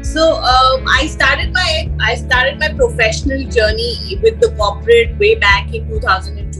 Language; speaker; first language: English; non-native, local second language; Hindi